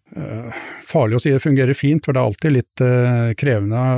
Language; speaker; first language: Norwegian; native; Norwegian